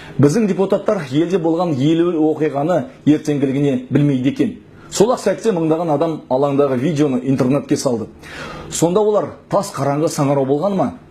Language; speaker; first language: Kazakh; native; Kazakh